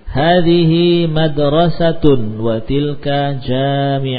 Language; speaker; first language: Arabic; non-native, fluent; Indonesian